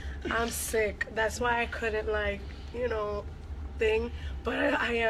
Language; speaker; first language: English; early bilingual, other home language; Spanish